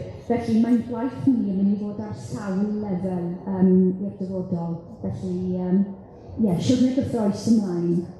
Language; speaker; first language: Welsh; native; Welsh